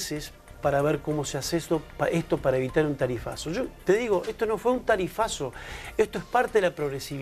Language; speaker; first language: Spanish; native; Spanish